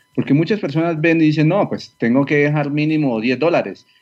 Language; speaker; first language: Spanish; native; Spanish